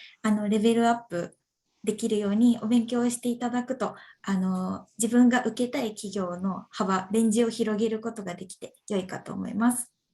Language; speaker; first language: Japanese; native; Japanese